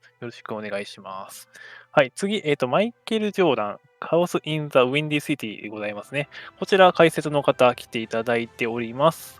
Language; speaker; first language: Japanese; native; Japanese